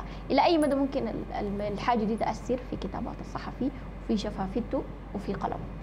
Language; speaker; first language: Arabic; native; Arabic